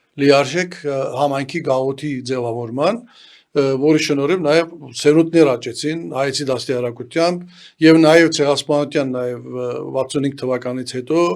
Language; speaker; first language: Armenian; early bilingual, heritage; Armenian